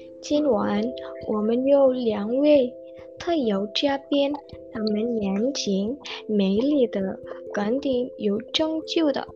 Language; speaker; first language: Chinese; non-native, learner; Indonesian